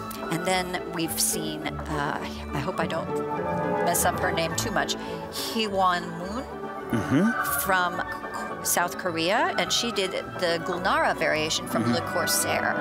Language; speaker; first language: English; native; English